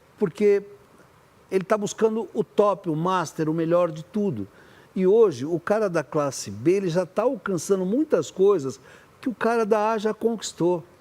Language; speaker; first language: Portuguese; native; Portuguese